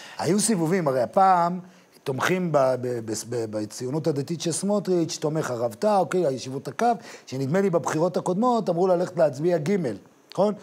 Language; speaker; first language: Hebrew; native; Hebrew